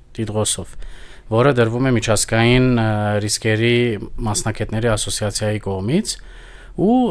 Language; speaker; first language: Armenian; early bilingual, heritage; Armenian